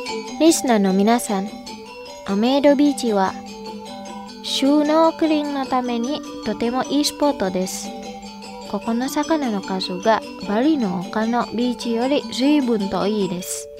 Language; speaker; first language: Japanese; non-native, fluent; Indonesian